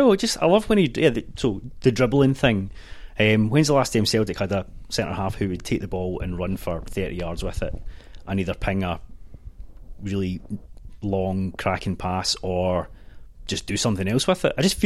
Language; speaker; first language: English; native; English